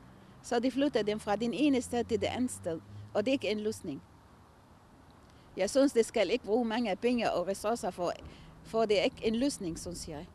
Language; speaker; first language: Danish; non-native, fluent; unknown